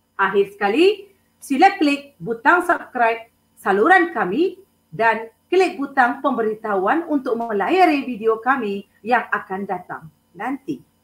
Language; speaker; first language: Malay; non-native, local second language; Tamil